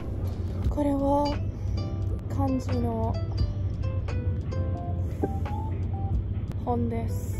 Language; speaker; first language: Japanese; non-native, learner; English